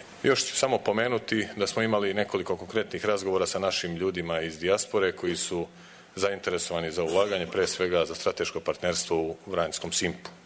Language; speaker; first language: Serbian; native; Serbian